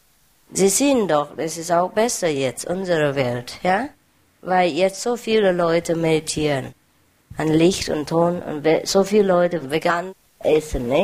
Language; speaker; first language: German; non-native, learner; Vietnamese